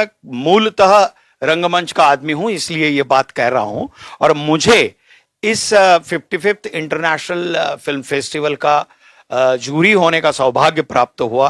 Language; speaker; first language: Hindi; native; Hindi